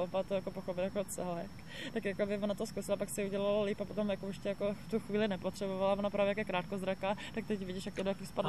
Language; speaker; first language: Czech; native; Czech